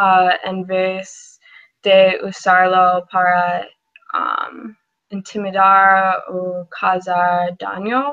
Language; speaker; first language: Spanish; non-native, learner; English